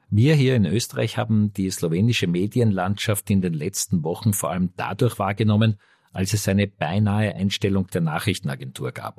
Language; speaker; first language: German; native; German